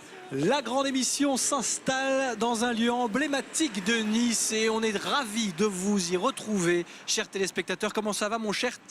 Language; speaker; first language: French; native; French